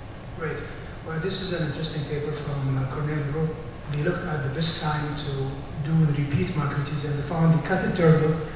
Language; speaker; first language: English; non-native, fluent; Arabic